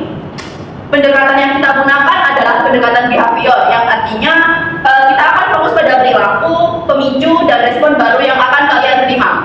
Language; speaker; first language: Indonesian; native; Indonesian